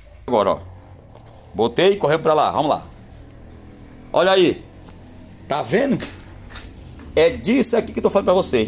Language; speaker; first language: Portuguese; native; Portuguese